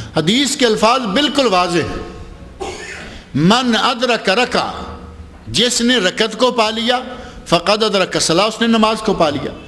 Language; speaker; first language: Urdu; non-native, local second language; Punjabi